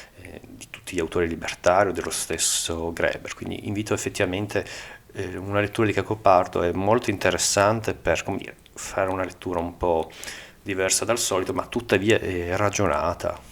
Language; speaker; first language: Italian; native; Italian